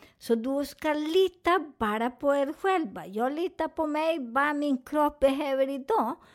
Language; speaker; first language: Swedish; non-native, learner; Spanish